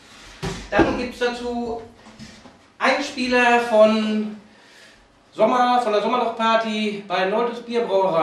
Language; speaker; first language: German; native; German